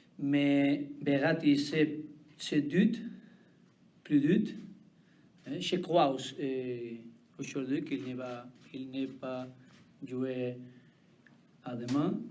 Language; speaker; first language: French; non-native, learner; Spanish